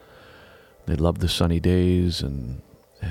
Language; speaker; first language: English; native; English